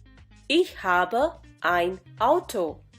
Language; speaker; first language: German; non-native, fluent; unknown